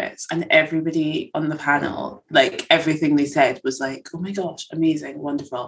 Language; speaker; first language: English; native; English